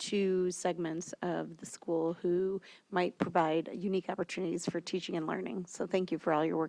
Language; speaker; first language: English; native; English